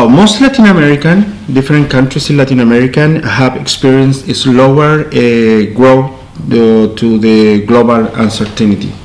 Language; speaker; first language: English; non-native, learner; Spanish